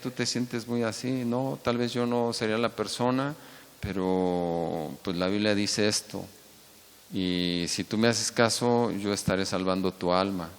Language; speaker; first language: Spanish; native; Spanish